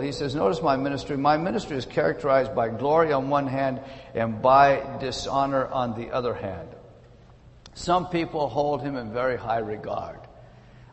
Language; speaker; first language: English; native; English